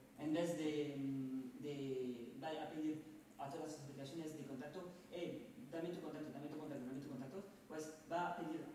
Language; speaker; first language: Spanish; non-native, fluent; French